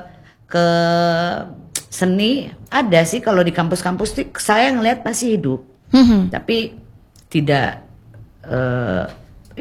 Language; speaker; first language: Indonesian; non-native, local second language; Javanese